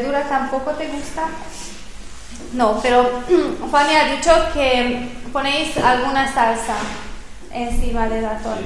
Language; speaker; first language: Spanish; non-native, fluent; Hungarian